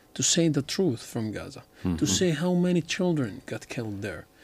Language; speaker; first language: English; non-native, learner; Arabic